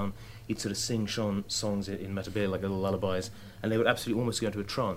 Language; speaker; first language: English; native; English